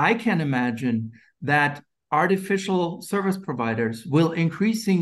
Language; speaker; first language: English; non-native, fluent; German